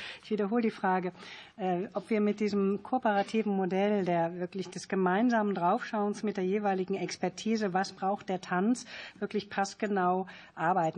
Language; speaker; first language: German; native; German